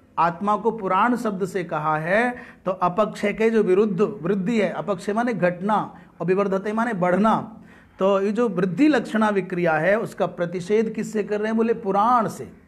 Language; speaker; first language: Hindi; native; Hindi